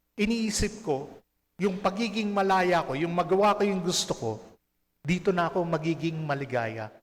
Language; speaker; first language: Filipino; native; Filipino